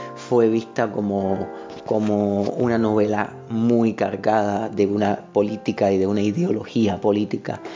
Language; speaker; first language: Spanish; native; Spanish